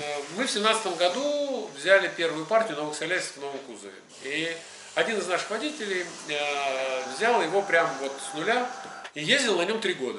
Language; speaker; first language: Russian; native; Russian